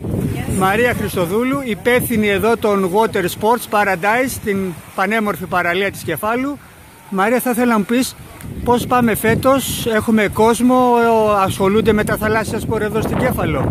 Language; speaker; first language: Greek; native; Greek